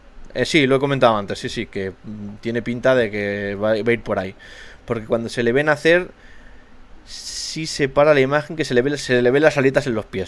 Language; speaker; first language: Spanish; native; Spanish